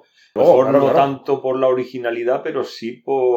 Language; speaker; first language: Spanish; native; Spanish